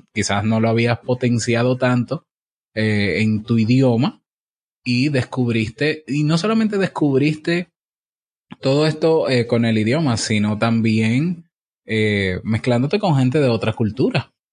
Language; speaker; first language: Spanish; native; Spanish